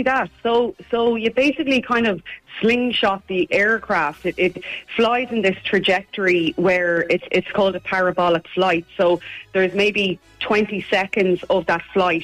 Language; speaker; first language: English; native; English